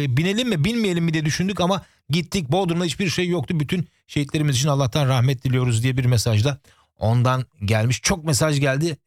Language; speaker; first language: Turkish; early bilingual, heritage; Turkish